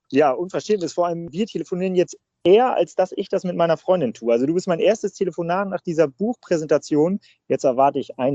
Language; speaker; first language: German; native; German